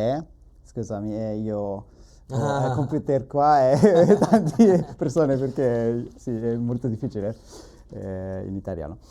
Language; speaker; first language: Italian; non-native, learner; Japanese